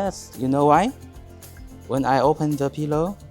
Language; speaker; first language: English; non-native, learner; Chinese